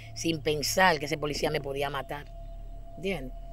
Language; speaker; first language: Spanish; native; Spanish